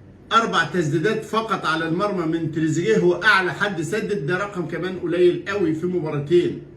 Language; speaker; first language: Arabic; native; Arabic